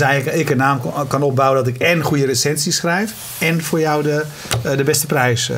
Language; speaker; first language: Dutch; native; Dutch